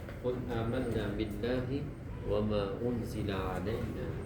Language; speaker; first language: Arabic; non-native, fluent; Malay